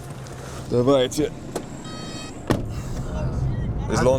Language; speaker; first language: Russian; non-native, learner; English